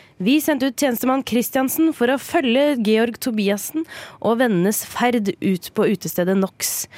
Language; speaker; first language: Norwegian; native; Norwegian